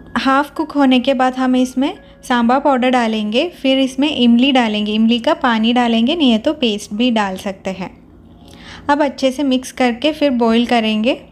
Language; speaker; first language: Hindi; non-native, local second language; Malayalam